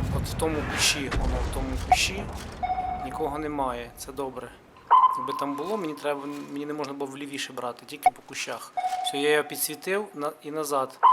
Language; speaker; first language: Ukrainian; non-native, local second language; Russian